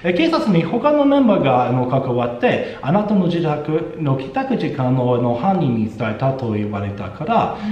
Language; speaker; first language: Japanese; non-native, fluent; English